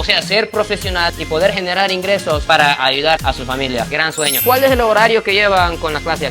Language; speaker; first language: Spanish; non-native, fluent; English